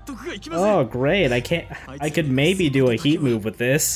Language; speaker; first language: English; native; English